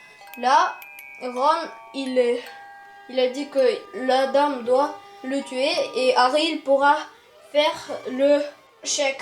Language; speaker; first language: French; non-native, learner; Russian